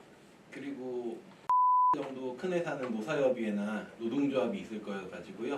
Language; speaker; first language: Korean; native; Korean